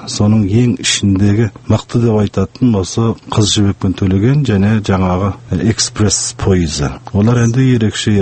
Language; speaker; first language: Kazakh; early bilingual, heritage; Kazakh